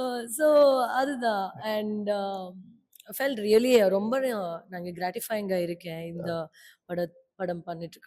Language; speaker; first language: Tamil; non-native, learner; Malayalam